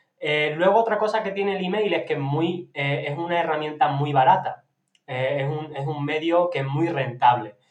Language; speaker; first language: Spanish; native; Spanish